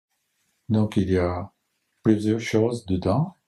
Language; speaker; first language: French; non-native, learner; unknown